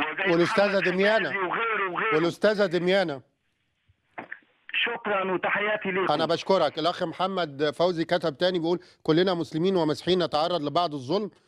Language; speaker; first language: Arabic; native; Arabic